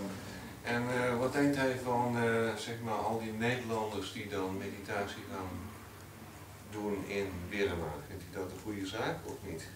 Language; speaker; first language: Dutch; native; Dutch